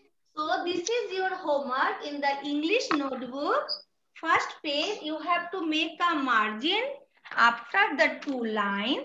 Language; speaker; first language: English; non-native, learner; Bangla